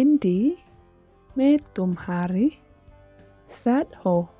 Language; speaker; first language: Hindi; non-native, local second language; Khasi